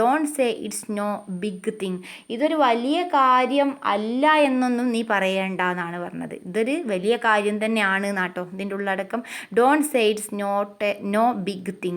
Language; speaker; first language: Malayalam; native; Malayalam